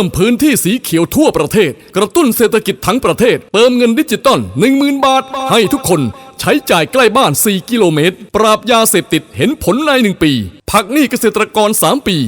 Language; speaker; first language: Thai; native; Thai